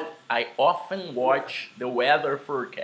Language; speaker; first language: English; non-native, fluent; Portuguese